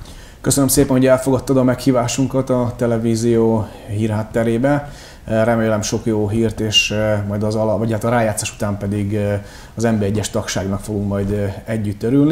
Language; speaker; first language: Hungarian; native; Hungarian